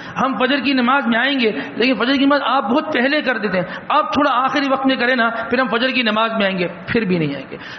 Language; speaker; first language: Urdu; native; Urdu